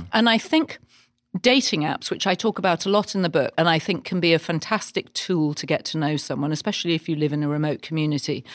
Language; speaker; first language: English; native; English